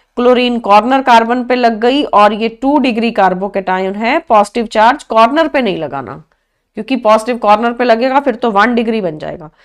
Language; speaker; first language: Hindi; native; Hindi